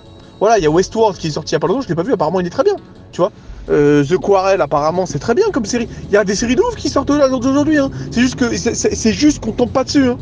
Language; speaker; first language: French; native; French